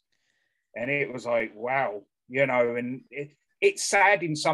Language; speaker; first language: English; native; English